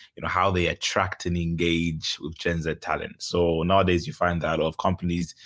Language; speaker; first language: English; early bilingual, other home language; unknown